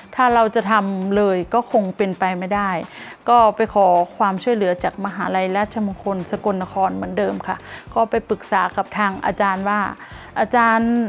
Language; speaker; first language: Thai; native; Thai